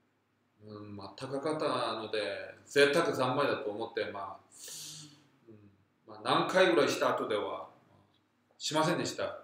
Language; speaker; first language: Japanese; non-native, fluent; Korean